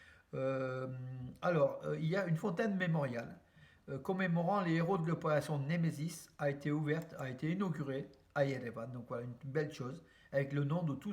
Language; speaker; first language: French; native; French